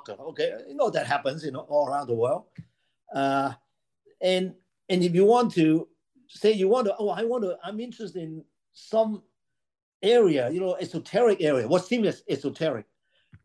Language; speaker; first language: English; non-native, local second language; Cantonese